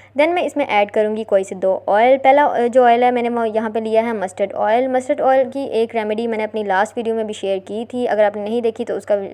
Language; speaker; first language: Urdu; native; Urdu